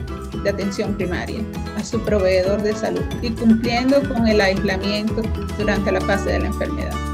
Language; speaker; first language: Spanish; native; Spanish